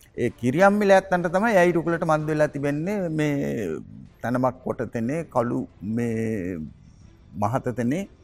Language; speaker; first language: Sinhala; native; Sinhala